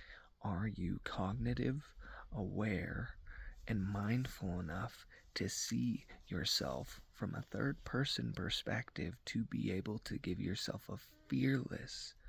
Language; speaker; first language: English; native; English